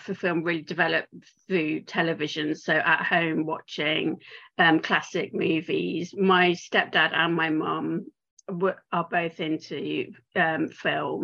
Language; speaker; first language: English; native; English